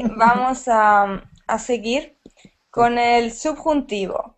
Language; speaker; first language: Spanish; native; Spanish